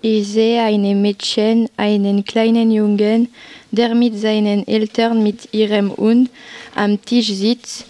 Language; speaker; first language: German; non-native, learner; French